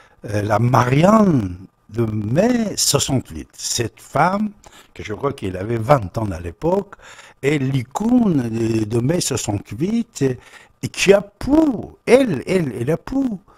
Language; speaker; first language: French; non-native, fluent; Persian